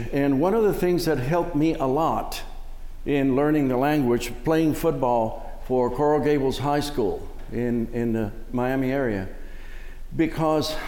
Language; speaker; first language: English; early bilingual, other home language; Spanish